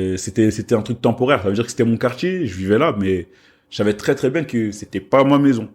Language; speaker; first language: French; early bilingual, other home language; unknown